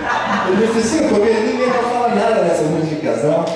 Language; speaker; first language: Portuguese; non-native, learner; English